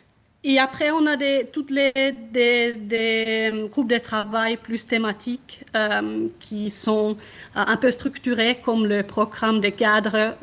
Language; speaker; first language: French; non-native, fluent; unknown